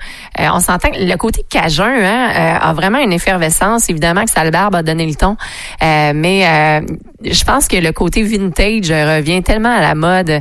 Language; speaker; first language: French; native; French